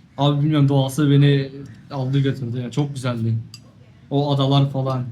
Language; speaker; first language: Turkish; native; Turkish